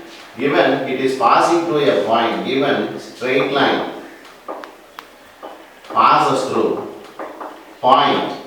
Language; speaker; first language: English; non-native, local second language; Tamil